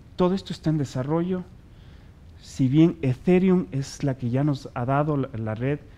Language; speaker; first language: Spanish; native; Spanish